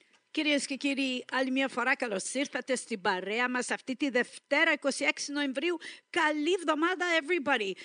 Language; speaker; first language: Greek; early bilingual, heritage; Greek